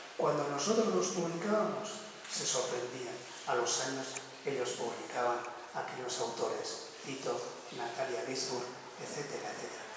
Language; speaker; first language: Spanish; non-native, local second language; Basque